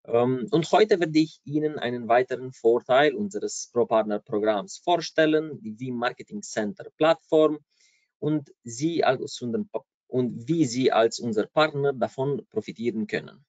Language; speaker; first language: German; non-native, fluent; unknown